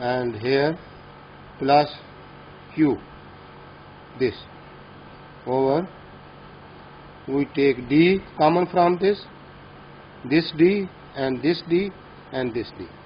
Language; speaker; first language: English; non-native, local second language; Urdu